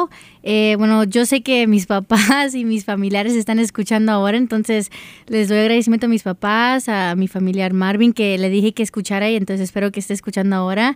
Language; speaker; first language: Spanish; early bilingual, heritage; Spanish